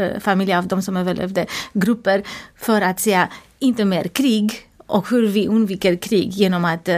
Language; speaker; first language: Swedish; non-native, fluent; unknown